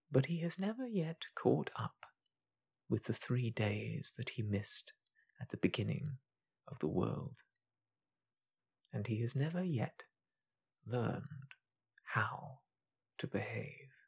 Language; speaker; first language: English; native; English